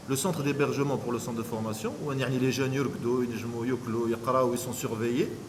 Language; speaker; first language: French; non-native, local second language; Arabic